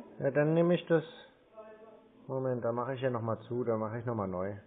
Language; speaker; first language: German; native; German